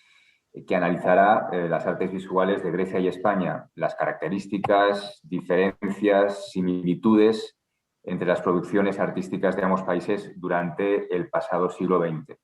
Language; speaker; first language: Spanish; native; Spanish